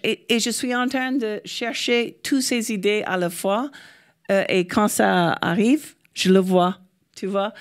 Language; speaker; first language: French; non-native, fluent; English